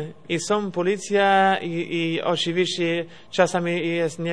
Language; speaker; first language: Polish; non-native, learner; Portuguese